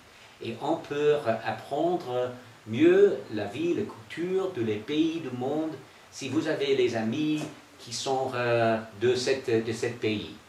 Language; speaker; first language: French; non-native, fluent; English